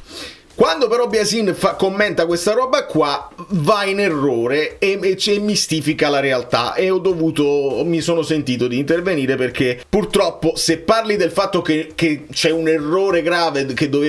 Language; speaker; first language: Italian; native; Italian